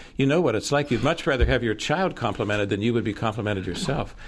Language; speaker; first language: English; native; English